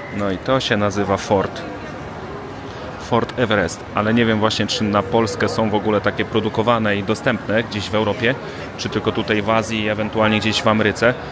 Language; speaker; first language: Polish; native; Polish